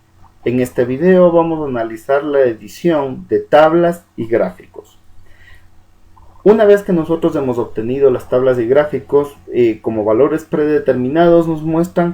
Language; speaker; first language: Spanish; native; Spanish